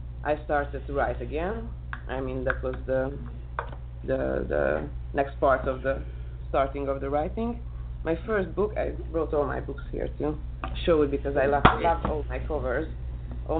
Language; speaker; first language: English; non-native, learner; Serbian